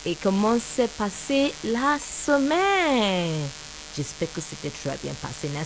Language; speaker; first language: French; non-native, fluent; Yoruba